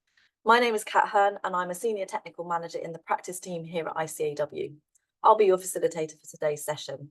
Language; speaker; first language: English; native; English